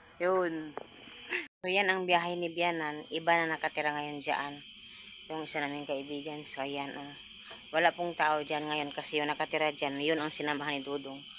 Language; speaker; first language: Filipino; non-native, local second language; Cebuano